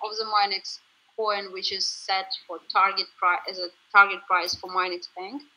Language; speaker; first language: English; non-native, fluent; Russian